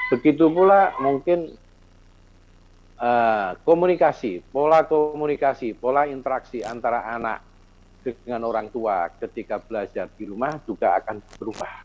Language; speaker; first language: Indonesian; native; Indonesian